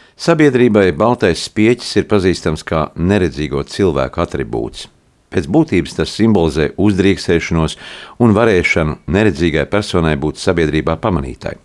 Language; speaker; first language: Latvian; native; Latvian